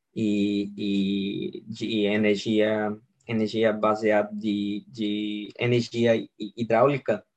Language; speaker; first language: Portuguese; non-native, fluent; Swedish